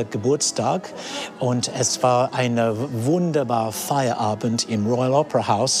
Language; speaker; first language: German; non-native, fluent; English